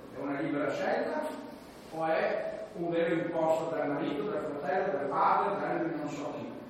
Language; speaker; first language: Italian; non-native, fluent; Albanian